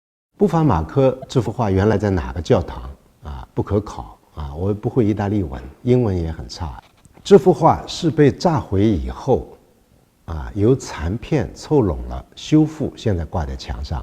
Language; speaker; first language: Chinese; native; Chinese